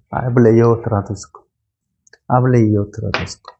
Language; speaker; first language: Spanish; non-native, learner; Korean